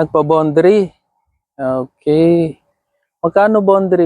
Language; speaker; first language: Filipino; non-native, learner; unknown